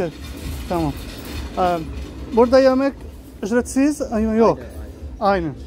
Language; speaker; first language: Turkish; non-native, learner; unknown